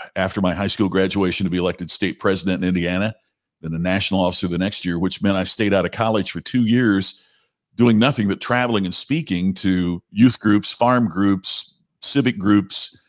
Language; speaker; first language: English; native; English